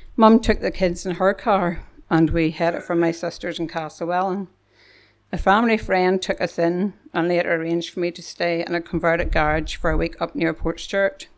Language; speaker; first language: English; native; English